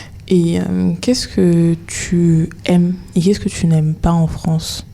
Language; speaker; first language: French; native; French